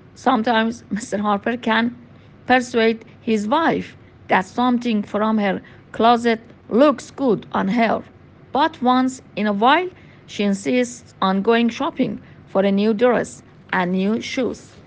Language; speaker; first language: English; non-native, fluent; Persian